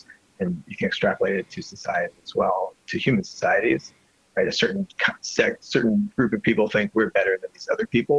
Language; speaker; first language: English; native; English